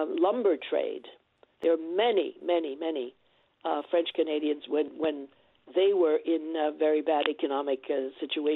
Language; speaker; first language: English; non-native, fluent; French